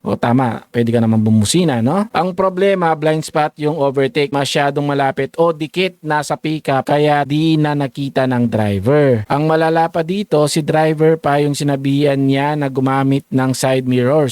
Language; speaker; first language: Filipino; native; Filipino